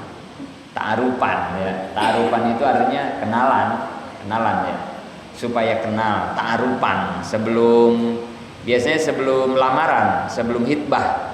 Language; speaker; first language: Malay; non-native, local second language; Sundanese